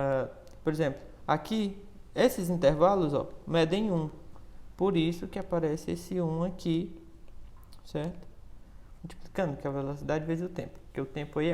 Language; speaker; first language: Portuguese; native; Portuguese